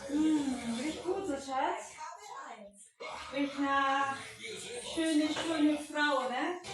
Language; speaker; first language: German; non-native, learner; Filipino